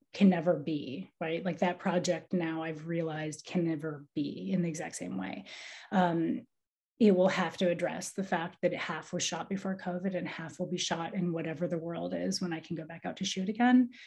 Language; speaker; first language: English; native; English